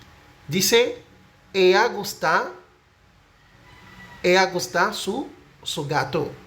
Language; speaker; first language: Spanish; non-native, fluent; Haitian Creole